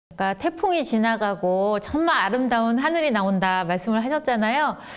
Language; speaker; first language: Korean; native; Korean